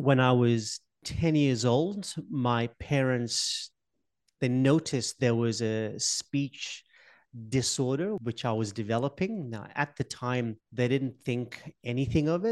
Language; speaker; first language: English; non-native, local second language; Gujarati